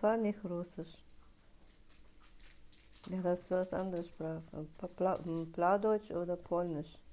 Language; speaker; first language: German; non-native, learner; Russian